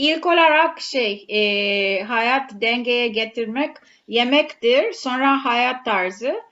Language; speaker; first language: Turkish; non-native, learner; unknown